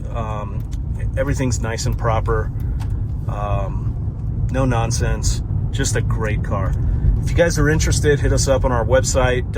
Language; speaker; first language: English; native; English